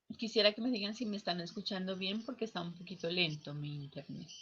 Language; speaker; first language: Spanish; native; Spanish